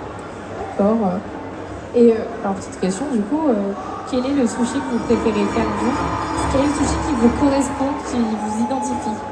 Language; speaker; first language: French; native; French